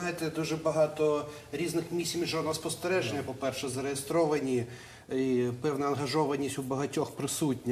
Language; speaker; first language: Ukrainian; native; Ukrainian